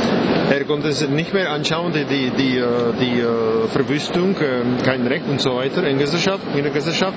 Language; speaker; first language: German; non-native, fluent; Czech